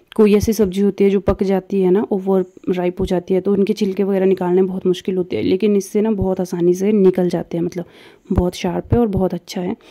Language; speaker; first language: Hindi; non-native, local second language; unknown